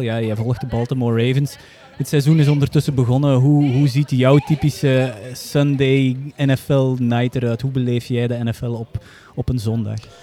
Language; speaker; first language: Dutch; native; Dutch